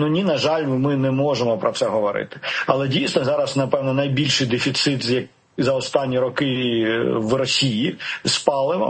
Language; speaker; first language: Ukrainian; native; Ukrainian